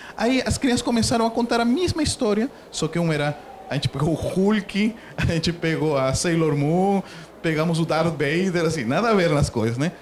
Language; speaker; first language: Portuguese; non-native, fluent; Spanish